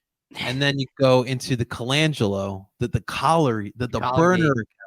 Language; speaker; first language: English; native; English